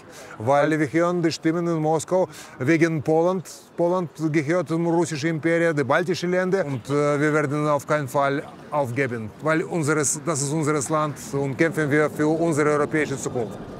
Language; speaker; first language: German; non-native, learner; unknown